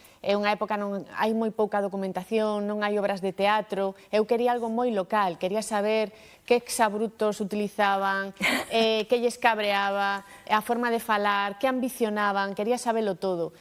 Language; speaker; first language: Galician; non-native, local second language; Spanish